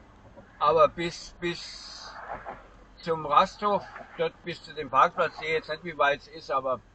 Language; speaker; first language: German; native; German